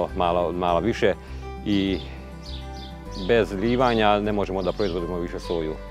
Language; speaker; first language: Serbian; non-native, local second language; Hungarian